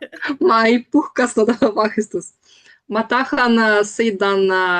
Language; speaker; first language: Estonian; non-native, learner; Russian